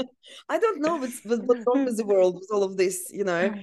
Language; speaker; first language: English; non-native, fluent; Russian